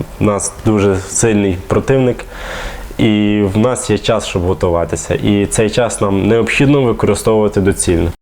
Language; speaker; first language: Ukrainian; native; Ukrainian